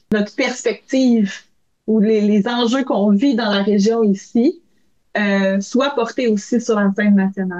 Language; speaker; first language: French; native; French